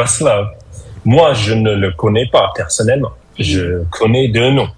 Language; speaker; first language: French; non-native, fluent; English